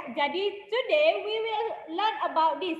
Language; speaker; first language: English; non-native, learner; Indonesian